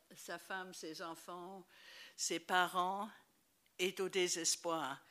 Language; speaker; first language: French; non-native, fluent; English